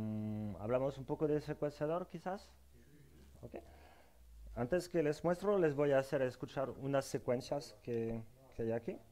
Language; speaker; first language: Spanish; non-native, fluent; French